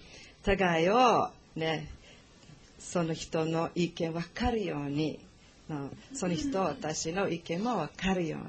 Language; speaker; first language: Japanese; non-native, learner; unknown